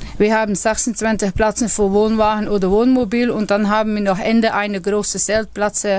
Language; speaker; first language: German; non-native, learner; Dutch